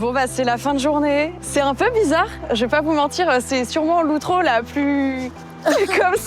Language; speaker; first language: French; native; French